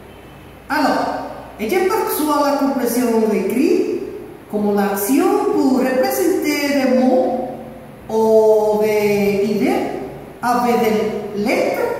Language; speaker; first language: French; non-native, learner; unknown